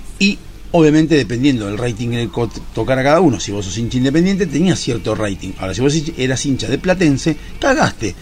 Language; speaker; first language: Spanish; native; Spanish